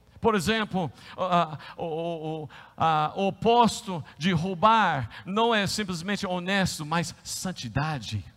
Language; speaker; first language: Portuguese; non-native, fluent; English